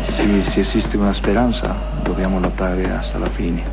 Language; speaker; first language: Italian; non-native, fluent; Spanish